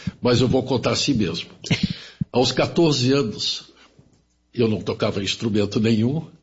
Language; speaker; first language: Portuguese; early bilingual, other home language; German